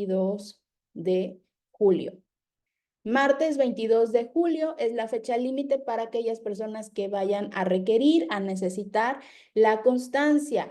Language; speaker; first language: Spanish; native; Spanish